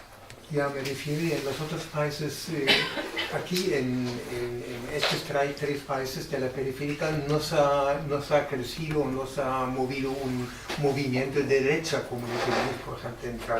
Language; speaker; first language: Spanish; non-native, fluent; German